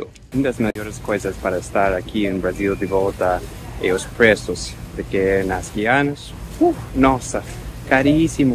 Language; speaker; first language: Portuguese; non-native, fluent; English